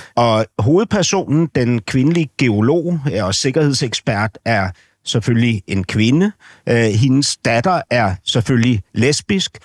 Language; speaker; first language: Danish; native; Danish